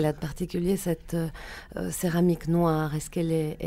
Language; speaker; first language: French; native; French